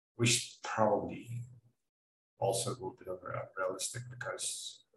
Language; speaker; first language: English; non-native, fluent; Ukrainian